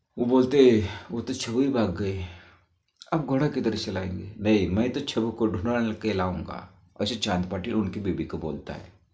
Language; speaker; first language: Hindi; non-native, local second language; Marathi